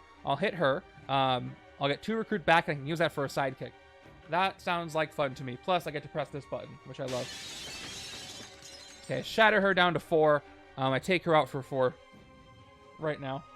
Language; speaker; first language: English; native; English